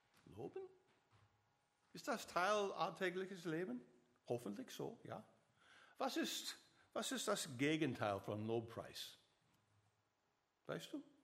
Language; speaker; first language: German; non-native, learner; English